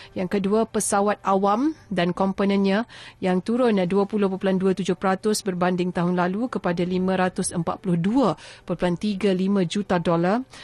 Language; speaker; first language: Malay; native; Malay